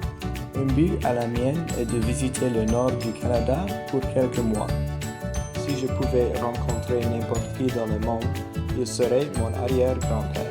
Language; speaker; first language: French; non-native, learner; English